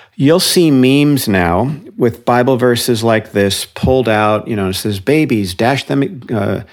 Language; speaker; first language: English; native; English